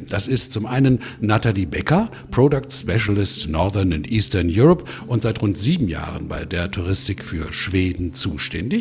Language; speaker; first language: German; native; German